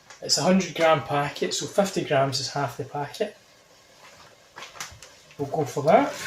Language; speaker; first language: English; native; English